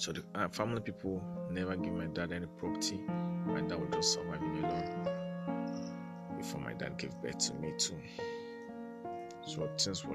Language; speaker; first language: English; non-native, local second language; Igbo